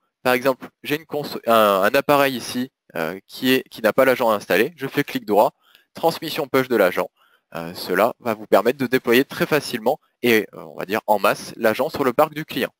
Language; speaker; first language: French; native; French